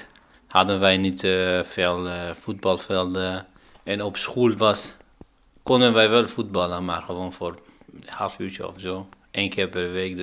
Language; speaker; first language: Dutch; non-native, fluent; Arabic